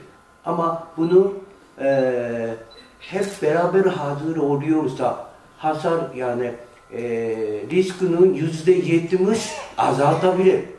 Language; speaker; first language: Turkish; non-native, fluent; Japanese